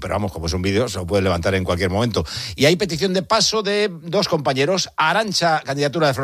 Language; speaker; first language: Spanish; native; Spanish